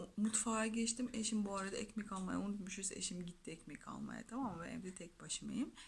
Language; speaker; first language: Turkish; non-native, fluent; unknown